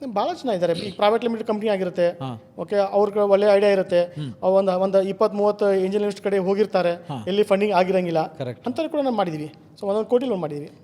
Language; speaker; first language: Kannada; native; Kannada